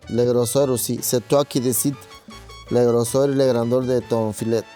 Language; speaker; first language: French; non-native, fluent; Spanish